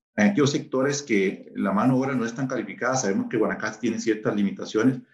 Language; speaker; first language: Spanish; native; Spanish